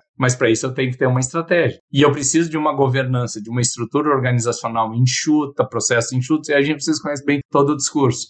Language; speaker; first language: Portuguese; native; Portuguese